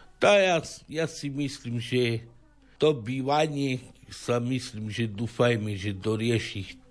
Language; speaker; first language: Slovak; native; Slovak